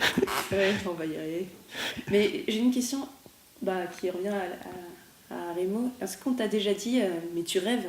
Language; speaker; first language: French; native; French